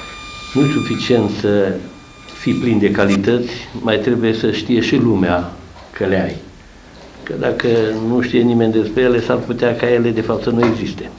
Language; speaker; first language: Romanian; native; Romanian